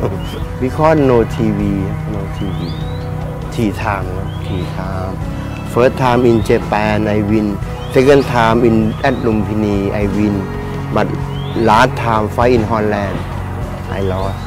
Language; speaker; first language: English; non-native, learner; Thai